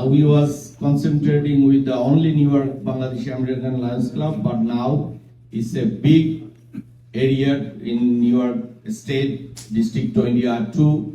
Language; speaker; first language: English; non-native, local second language; Bangla